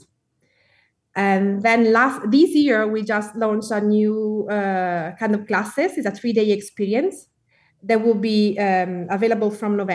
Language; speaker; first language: English; non-native, fluent; Italian